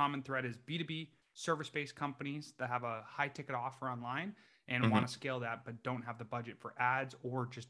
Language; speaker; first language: English; native; English